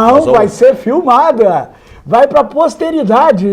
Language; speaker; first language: Portuguese; native; Portuguese